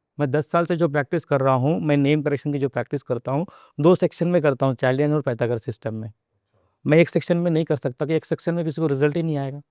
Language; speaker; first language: Hindi; non-native, local second language; Telugu